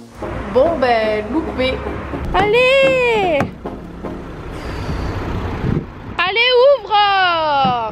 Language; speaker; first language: French; native; French